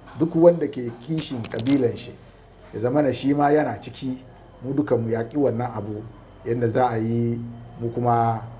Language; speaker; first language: Hausa; non-native, local second language; Fula